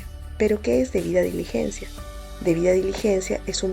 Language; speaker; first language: Spanish; native; Spanish